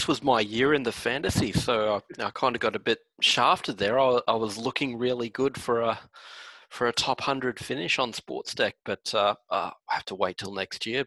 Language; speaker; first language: English; native; English